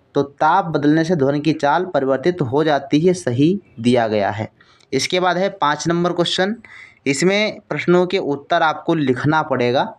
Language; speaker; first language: Hindi; native; Hindi